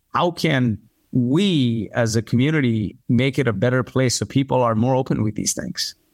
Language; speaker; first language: English; early bilingual, other home language; Arabic